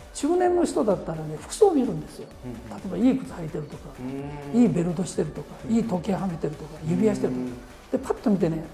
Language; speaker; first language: Japanese; native; Japanese